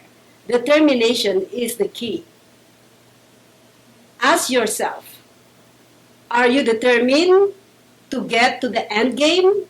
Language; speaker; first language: English; non-native, local second language; Filipino